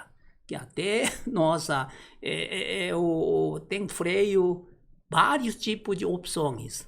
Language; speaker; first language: Portuguese; non-native, learner; Korean